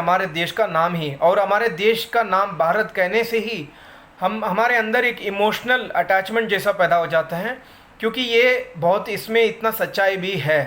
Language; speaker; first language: Hindi; non-native, local second language; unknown